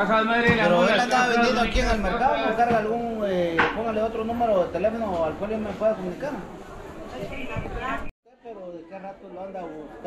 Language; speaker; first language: Spanish; native; Spanish